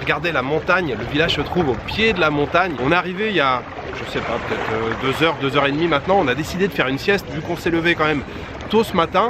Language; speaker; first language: French; native; French